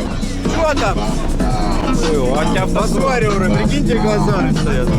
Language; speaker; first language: Russian; native; Russian